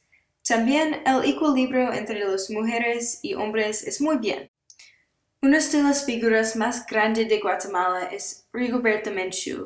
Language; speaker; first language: Spanish; non-native, learner; English